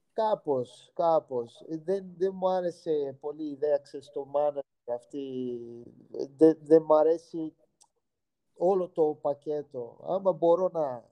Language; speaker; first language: Greek; non-native, fluent; Portuguese